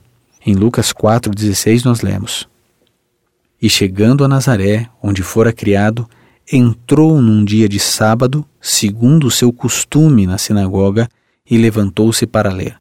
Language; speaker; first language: Portuguese; native; Portuguese